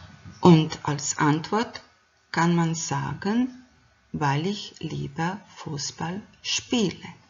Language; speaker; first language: German; non-native, fluent; Croatian